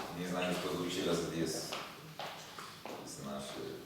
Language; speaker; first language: Russian; non-native, learner; Spanish